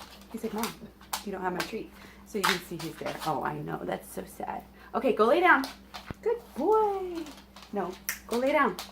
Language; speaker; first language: English; native; English